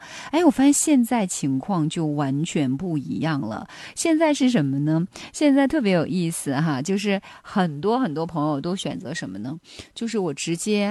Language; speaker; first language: Chinese; native; Chinese